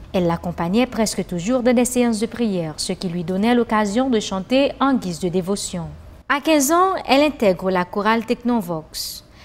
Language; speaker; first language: French; non-native, local second language; Haitian Creole